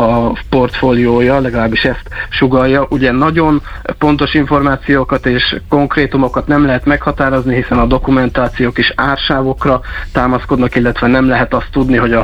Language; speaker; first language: Hungarian; native; Hungarian